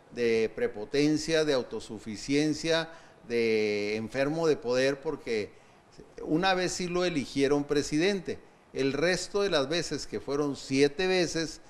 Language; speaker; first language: Spanish; native; Spanish